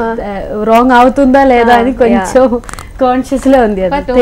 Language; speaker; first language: Telugu; non-native, learner; Malayalam